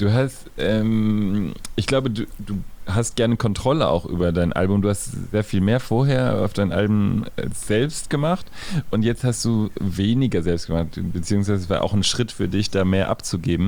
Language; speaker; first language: German; native; German